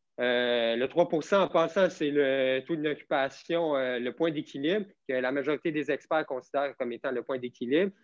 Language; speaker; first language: French; native; French